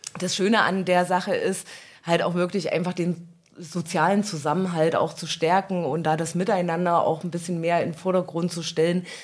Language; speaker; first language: German; native; German